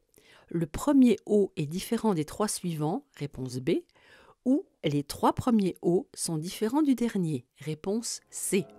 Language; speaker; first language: French; native; French